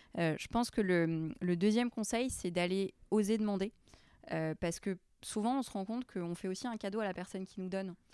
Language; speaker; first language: French; early bilingual, other home language; Arabic